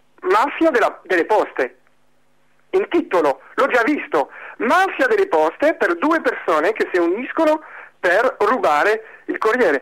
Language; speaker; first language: Italian; non-native, fluent; French